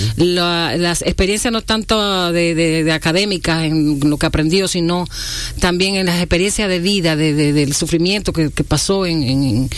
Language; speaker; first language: Spanish; native; Spanish